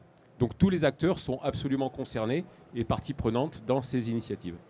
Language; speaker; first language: French; native; French